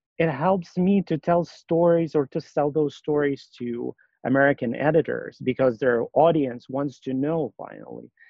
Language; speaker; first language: English; non-native, fluent; Russian